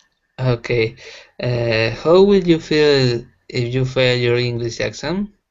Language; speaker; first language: English; non-native, learner; Spanish